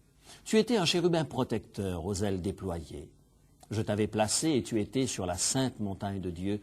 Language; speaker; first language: French; native; French